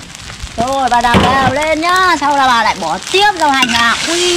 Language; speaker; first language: Vietnamese; native; Vietnamese